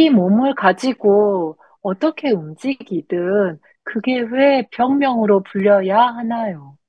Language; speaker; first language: Korean; native; Korean